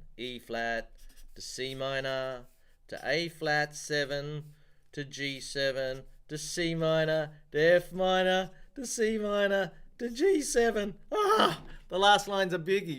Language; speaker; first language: English; native; English